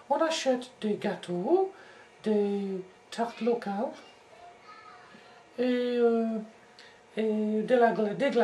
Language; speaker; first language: French; non-native, learner; English